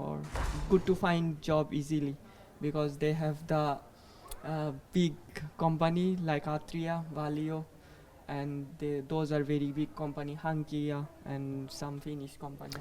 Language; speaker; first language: English; non-native, fluent; Bangla